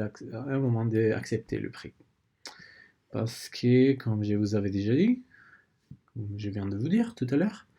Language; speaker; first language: French; non-native, learner; Spanish